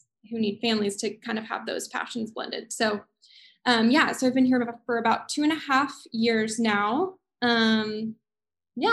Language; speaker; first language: English; native; English